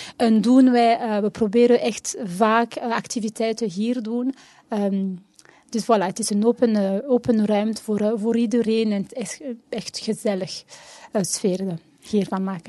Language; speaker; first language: Dutch; non-native, local second language; French